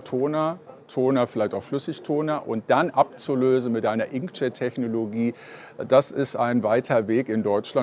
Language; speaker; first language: German; native; German